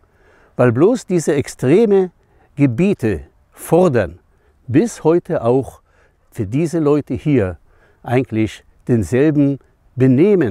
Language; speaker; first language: German; non-native, fluent; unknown